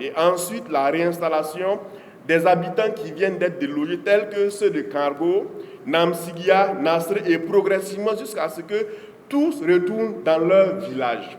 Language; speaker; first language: French; non-native, local second language; Mossi